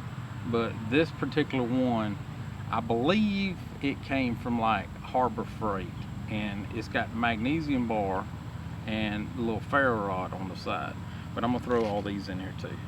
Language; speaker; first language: English; native; English